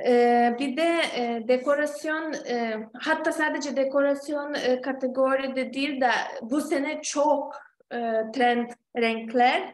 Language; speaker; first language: Turkish; non-native, fluent; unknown